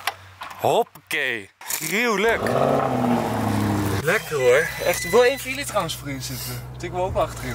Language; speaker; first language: Dutch; native; Dutch